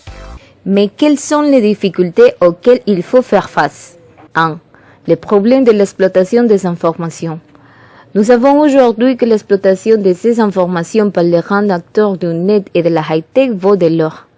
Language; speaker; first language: French; non-native, learner; Spanish